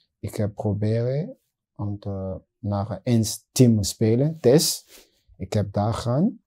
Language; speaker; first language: Dutch; non-native, learner; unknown